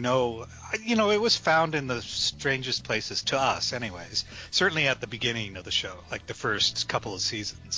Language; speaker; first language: English; native; English